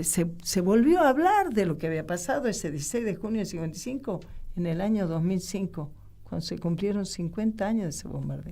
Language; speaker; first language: Spanish; native; Spanish